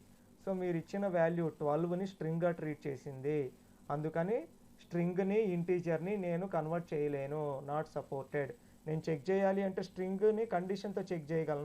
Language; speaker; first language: Telugu; native; Telugu